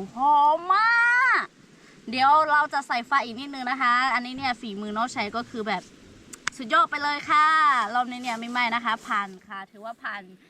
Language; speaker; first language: Thai; non-native, local second language; Lahu